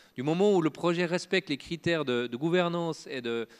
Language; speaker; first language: French; native; French